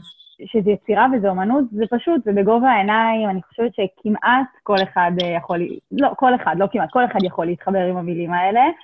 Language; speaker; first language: Hebrew; native; Hebrew